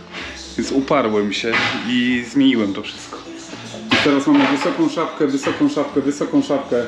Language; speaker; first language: Polish; native; Polish